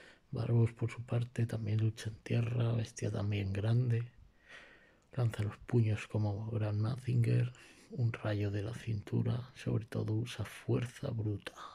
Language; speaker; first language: Spanish; native; Spanish